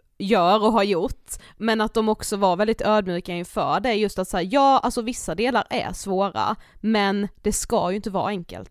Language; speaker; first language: Swedish; native; Swedish